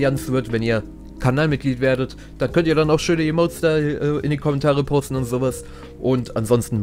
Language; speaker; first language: German; native; German